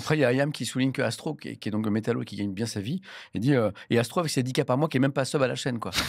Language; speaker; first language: French; native; French